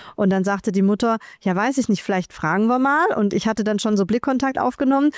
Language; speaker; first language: German; native; German